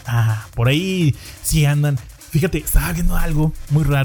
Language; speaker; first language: Spanish; native; Spanish